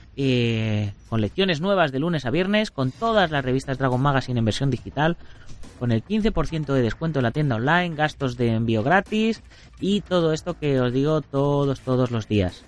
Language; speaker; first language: Spanish; native; Spanish